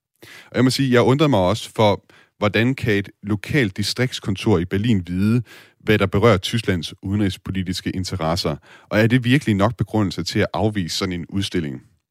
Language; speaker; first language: Danish; native; Danish